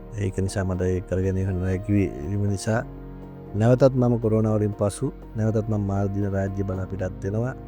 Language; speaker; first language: Sinhala; native; Sinhala